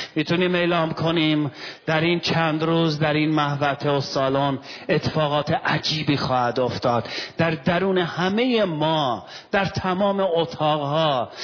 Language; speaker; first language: Persian; non-native, local second language; Armenian